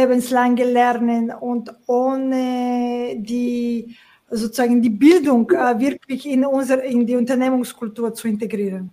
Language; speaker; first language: German; non-native, fluent; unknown